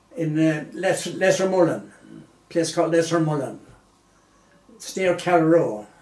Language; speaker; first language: English; native; English